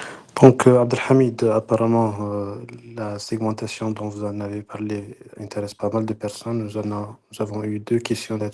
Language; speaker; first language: French; non-native, local second language; Arabic